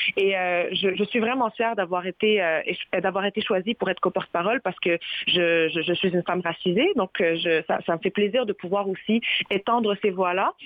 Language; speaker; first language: French; early bilingual, other home language; Arabic